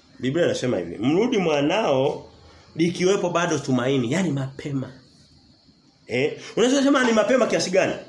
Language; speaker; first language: Swahili; native; Swahili